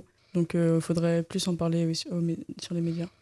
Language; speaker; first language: French; native; French